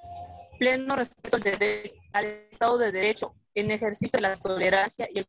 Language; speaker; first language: Spanish; native; Spanish